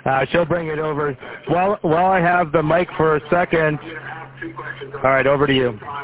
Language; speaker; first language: English; native; English